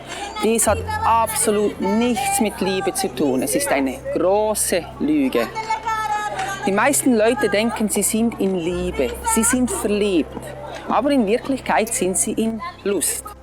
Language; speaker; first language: German; non-native, fluent; English